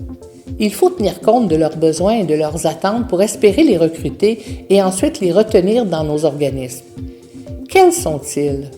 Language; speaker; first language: French; native; French